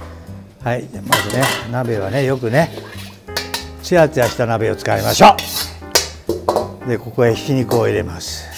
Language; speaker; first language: Japanese; native; Japanese